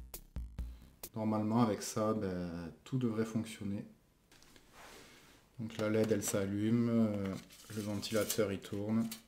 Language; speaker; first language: French; native; French